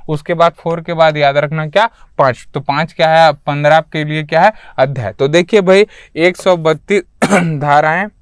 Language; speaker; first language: Hindi; native; Hindi